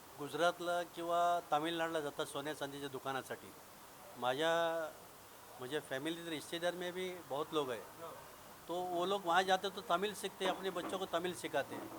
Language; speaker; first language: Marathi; non-native, local second language; Urdu